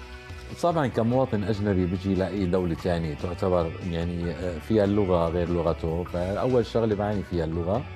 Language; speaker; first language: Arabic; native; Arabic